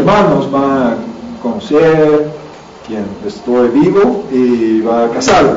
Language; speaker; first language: Spanish; non-native, learner; English